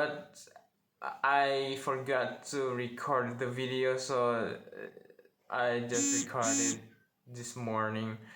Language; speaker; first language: English; non-native, learner; Indonesian